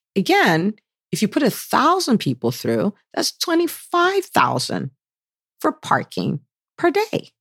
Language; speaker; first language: English; non-native, local second language; Yoruba